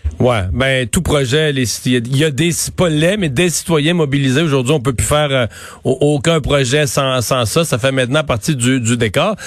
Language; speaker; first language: French; native; French